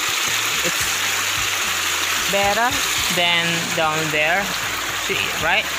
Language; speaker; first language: English; non-native, learner; Indonesian